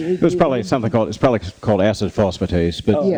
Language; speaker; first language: English; native; English